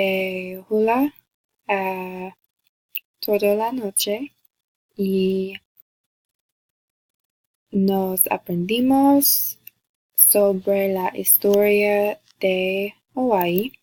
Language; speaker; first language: Spanish; non-native, learner; English